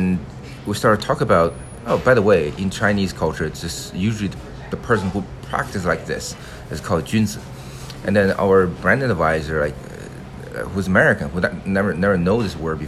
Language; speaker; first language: English; non-native, fluent; Chinese